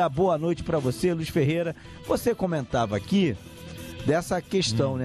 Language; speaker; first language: Portuguese; native; Portuguese